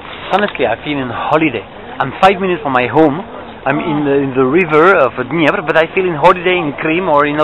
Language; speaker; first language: English; non-native, fluent; French